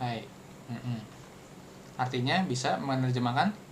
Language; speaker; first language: Indonesian; native; Indonesian